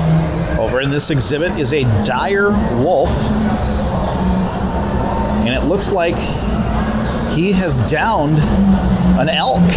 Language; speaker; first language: English; native; English